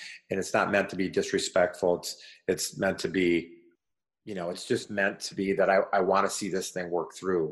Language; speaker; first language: English; native; English